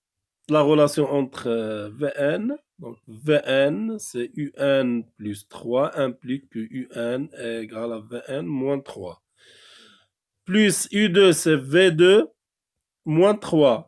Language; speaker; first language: French; non-native, local second language; Arabic